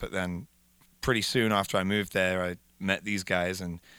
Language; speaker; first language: English; native; English